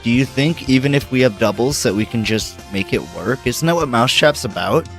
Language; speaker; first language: English; native; English